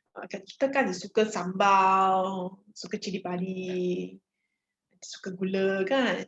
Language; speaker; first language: Malay; non-native, local second language; Chinese